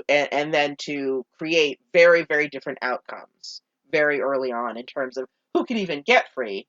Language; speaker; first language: English; native; English